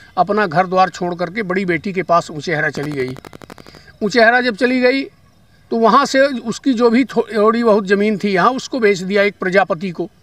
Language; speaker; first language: Hindi; native; Hindi